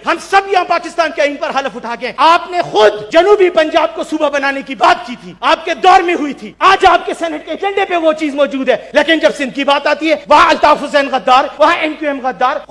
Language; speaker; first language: Urdu; non-native, local second language; Pashto